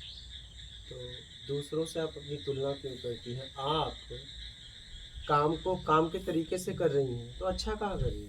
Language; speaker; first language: Hindi; native; Hindi